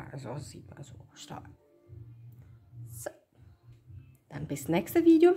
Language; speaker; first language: German; non-native, learner; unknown